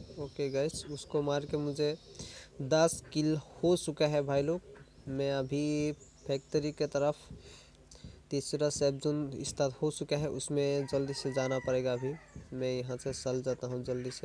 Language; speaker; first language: Hindi; non-native, local second language; Assamese